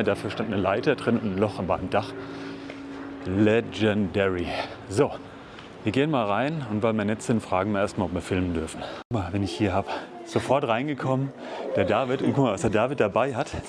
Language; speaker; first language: German; native; German